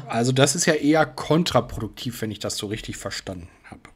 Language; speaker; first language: German; native; German